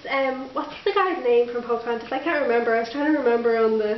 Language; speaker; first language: English; native; English